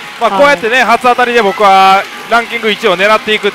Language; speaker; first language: Japanese; native; Japanese